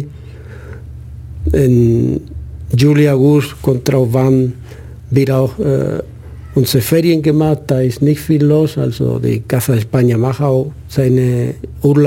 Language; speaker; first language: German; non-native, fluent; Spanish